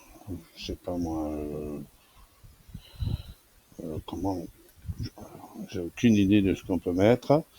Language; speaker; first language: French; native; French